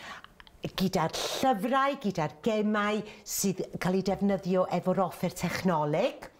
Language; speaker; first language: Welsh; native; Welsh